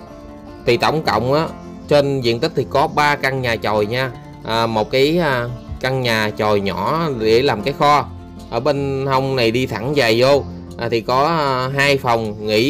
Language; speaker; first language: Vietnamese; native; Vietnamese